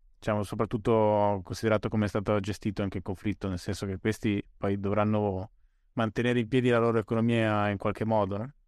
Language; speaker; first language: Italian; native; Italian